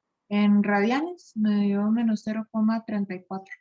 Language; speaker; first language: Spanish; native; Spanish